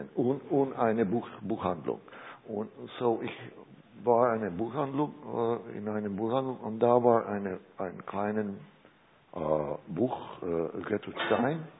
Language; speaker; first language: German; non-native, learner; Czech